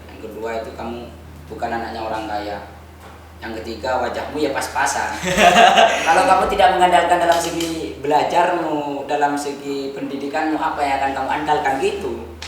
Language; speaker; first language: Indonesian; non-native, local second language; Madurese